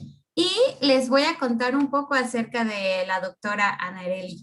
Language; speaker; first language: Spanish; native; Spanish